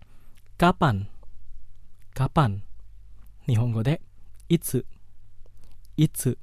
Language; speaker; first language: Japanese; non-native, fluent; Indonesian